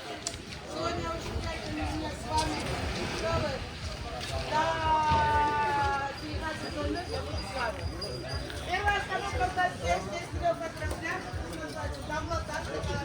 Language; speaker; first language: Russian; non-native, learner; Turkish